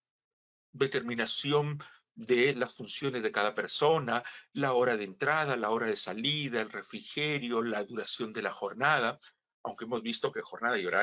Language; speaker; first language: Spanish; native; Spanish